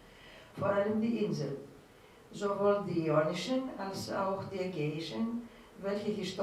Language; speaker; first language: German; non-native, fluent; Greek